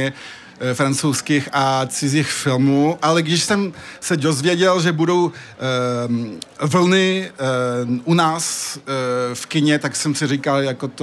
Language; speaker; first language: Czech; early bilingual, heritage; French